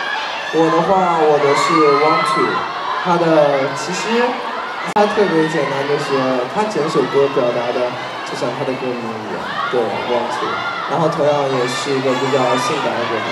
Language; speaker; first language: Chinese; native; Chinese